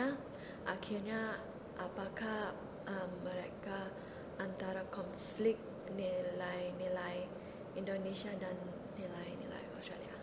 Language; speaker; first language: Indonesian; early bilingual, heritage; Indonesian